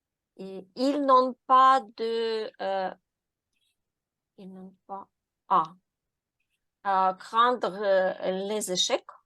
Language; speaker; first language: French; non-native, learner; Ukrainian